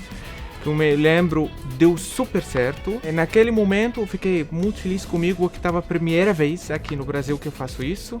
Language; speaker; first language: Portuguese; non-native, learner; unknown